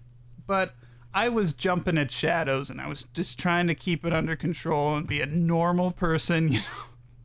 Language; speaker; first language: English; native; English